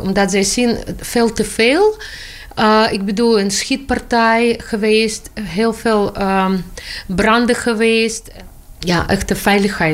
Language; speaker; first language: Dutch; non-native, learner; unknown